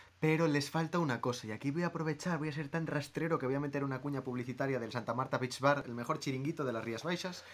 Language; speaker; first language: Spanish; native; Spanish